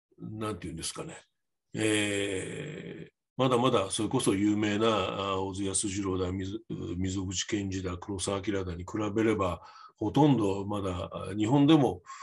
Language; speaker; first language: Japanese; native; Japanese